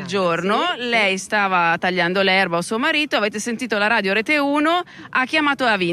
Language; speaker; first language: Italian; native; Italian